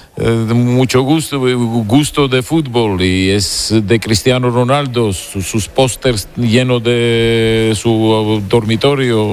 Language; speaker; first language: Spanish; non-native, fluent; Georgian